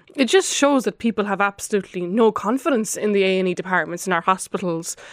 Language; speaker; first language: English; non-native, fluent; Lithuanian